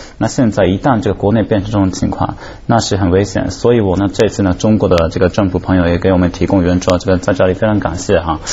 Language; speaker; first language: Chinese; non-native, fluent; Japanese